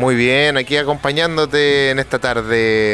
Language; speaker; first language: Spanish; native; Spanish